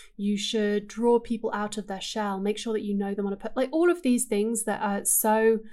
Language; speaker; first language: English; native; English